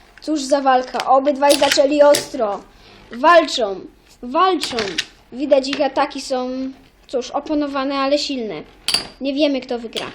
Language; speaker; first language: Polish; native; Polish